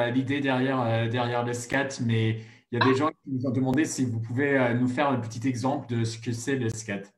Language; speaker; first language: French; non-native, fluent; English